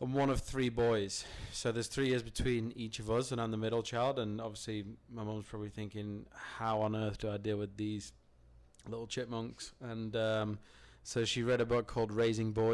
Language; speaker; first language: English; native; English